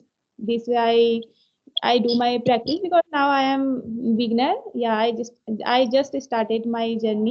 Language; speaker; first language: English; non-native, learner; Hindi